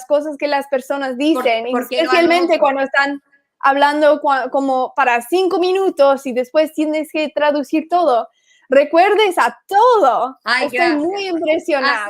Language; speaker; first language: Spanish; non-native, fluent; English